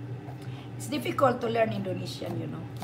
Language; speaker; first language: English; non-native, local second language; Filipino